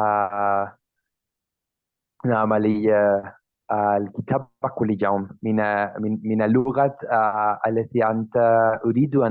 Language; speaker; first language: Arabic; non-native, learner; Spanish